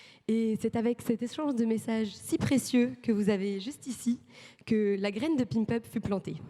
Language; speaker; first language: French; native; French